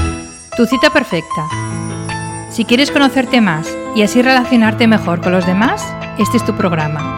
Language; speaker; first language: Spanish; native; Spanish